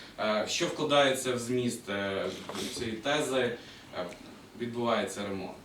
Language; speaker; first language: Ukrainian; native; Ukrainian